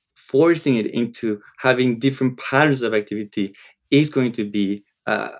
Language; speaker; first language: English; non-native, fluent; Spanish